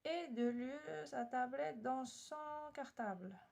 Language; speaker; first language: French; non-native, local second language; Arabic